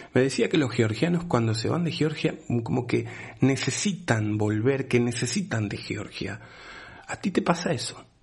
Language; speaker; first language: Spanish; native; Spanish